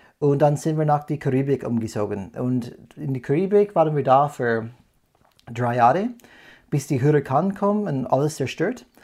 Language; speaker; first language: German; non-native, fluent; English